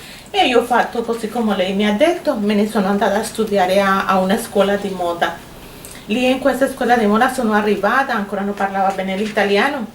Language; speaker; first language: Italian; non-native, learner; Spanish